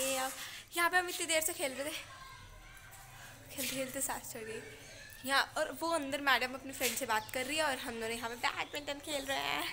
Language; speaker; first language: Hindi; native; Hindi